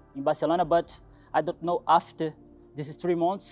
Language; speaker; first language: English; non-native, learner; Portuguese